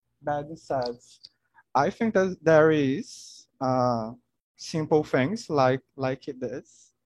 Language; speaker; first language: English; non-native, learner; Portuguese